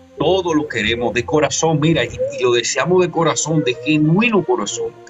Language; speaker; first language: Spanish; native; Spanish